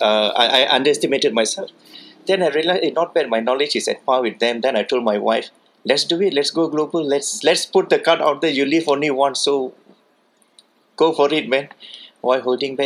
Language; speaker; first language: English; non-native, local second language; Tamil